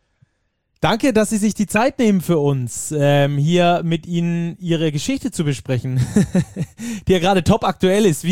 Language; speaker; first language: German; native; German